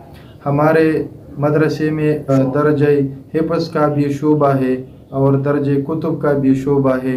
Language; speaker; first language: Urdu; non-native, local second language; Pashto